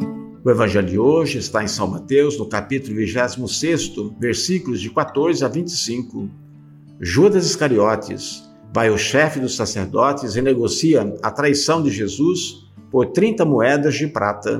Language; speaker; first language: Portuguese; native; Portuguese